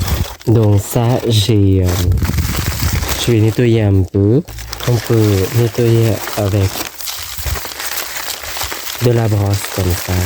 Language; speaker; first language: French; non-native, learner; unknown